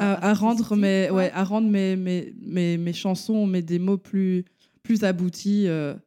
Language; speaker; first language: French; native; French